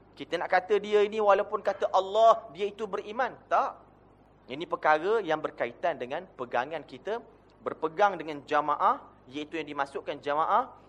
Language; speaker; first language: Malay; native; Malay